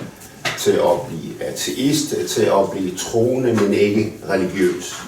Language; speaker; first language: Danish; early bilingual, other home language; Arabic